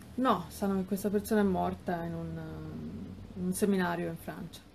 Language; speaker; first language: Italian; native; Italian